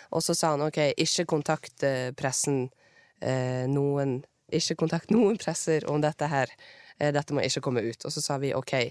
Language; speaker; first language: Norwegian; native; Norwegian